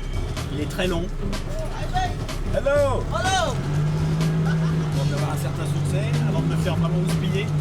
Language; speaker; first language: French; native; French